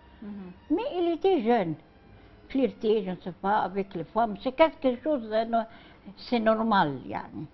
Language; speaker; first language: French; non-native, learner; Arabic